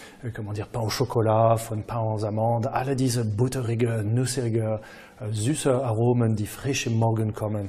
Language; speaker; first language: German; non-native, fluent; French